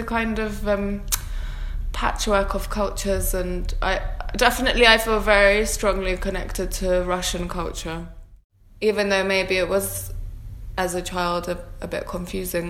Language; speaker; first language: English; native; English